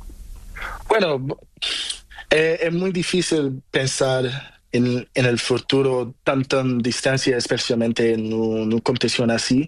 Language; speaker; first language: Spanish; non-native, learner; Portuguese